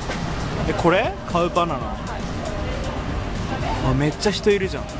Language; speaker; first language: Japanese; native; Japanese